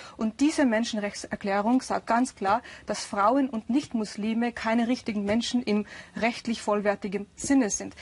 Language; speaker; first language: German; early bilingual, other home language; Urdu